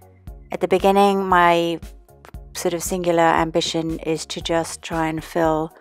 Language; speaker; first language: English; native; English